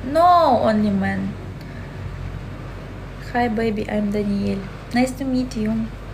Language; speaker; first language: English; non-native, learner; Russian